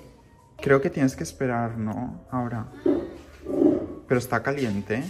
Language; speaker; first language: Spanish; native; Spanish